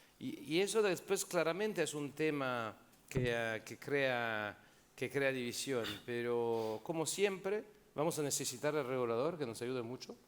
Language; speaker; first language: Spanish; non-native, fluent; Italian